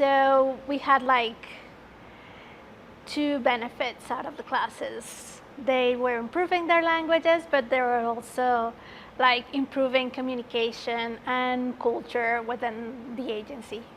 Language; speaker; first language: English; non-native, fluent; Spanish